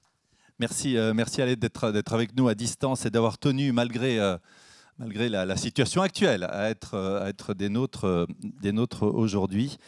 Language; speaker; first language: French; native; French